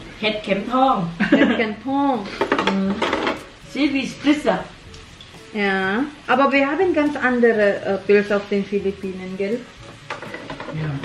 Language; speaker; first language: German; non-native, learner; Filipino